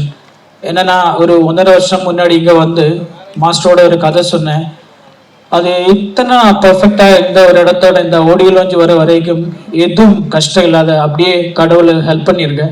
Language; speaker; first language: Tamil; non-native, learner; Malayalam